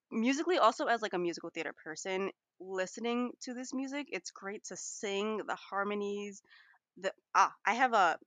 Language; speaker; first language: English; native; English